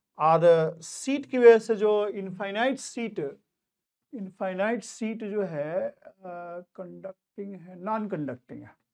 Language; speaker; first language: Hindi; native; Hindi